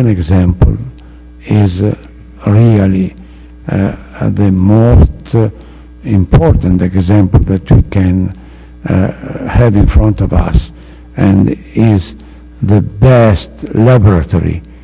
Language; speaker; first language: English; non-native, fluent; Italian